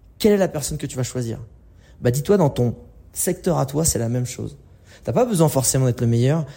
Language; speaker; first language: French; native; French